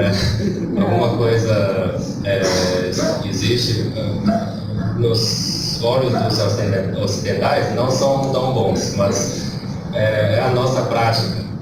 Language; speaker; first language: Portuguese; non-native, learner; Chinese